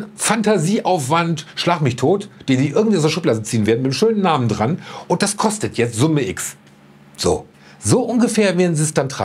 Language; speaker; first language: German; native; German